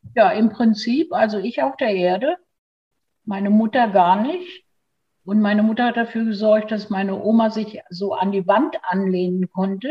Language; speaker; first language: German; native; German